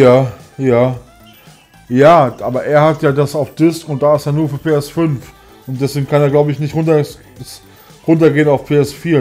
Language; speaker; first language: German; native; German